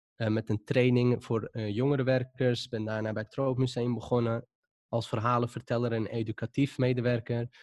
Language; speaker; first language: Dutch; non-native, local second language; Arabic